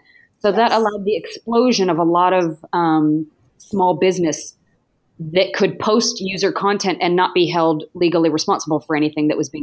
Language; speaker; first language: English; native; English